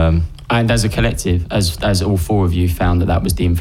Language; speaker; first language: English; native; English